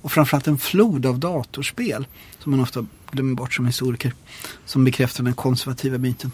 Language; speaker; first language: Swedish; native; Swedish